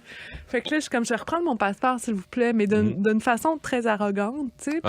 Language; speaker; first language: French; native; French